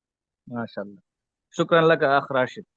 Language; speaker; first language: Arabic; non-native, learner; Urdu